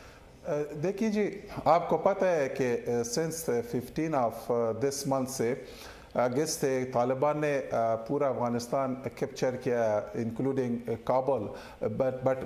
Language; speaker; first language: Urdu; non-native, learner; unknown